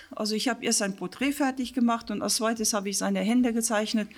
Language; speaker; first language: German; non-native, fluent; Afrikaans